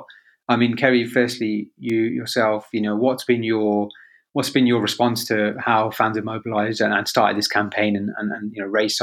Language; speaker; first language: English; native; English